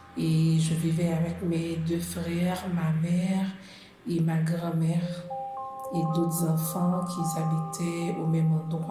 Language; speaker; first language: French; non-native, local second language; Haitian Creole